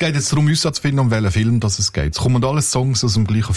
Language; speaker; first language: German; native; German